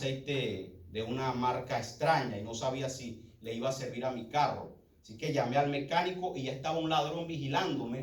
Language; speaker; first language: Spanish; native; Spanish